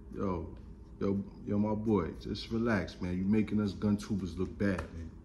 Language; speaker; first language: English; native; English